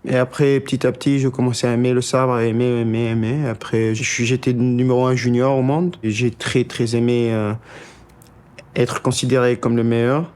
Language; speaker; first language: French; non-native, local second language; Arabic